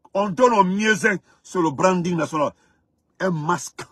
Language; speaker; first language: French; non-native, local second language; Fula